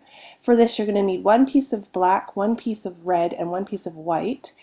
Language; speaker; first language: English; native; English